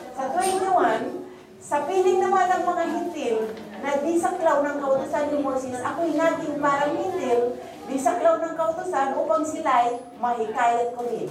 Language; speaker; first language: Filipino; non-native, local second language; Bikol